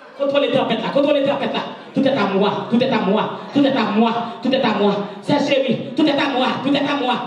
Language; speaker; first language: French; non-native, local second language; Haitian Creole